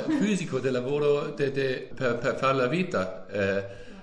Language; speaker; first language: Italian; non-native, learner; German